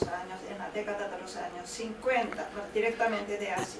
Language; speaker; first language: Spanish; non-native, fluent; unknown